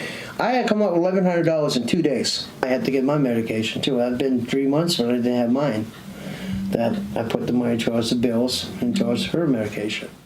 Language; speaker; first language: English; native; English